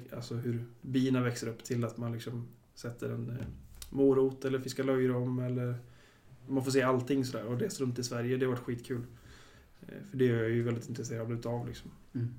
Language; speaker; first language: Swedish; native; Swedish